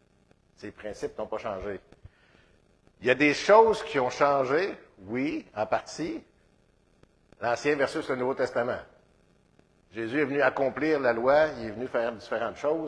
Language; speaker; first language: French; native; French